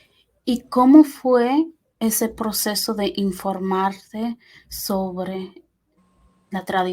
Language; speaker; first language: Spanish; early bilingual, heritage; Spanish